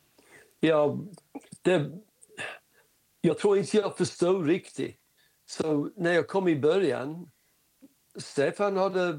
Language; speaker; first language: Swedish; non-native, fluent; English